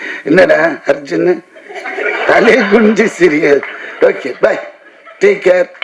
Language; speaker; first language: Tamil; native; Tamil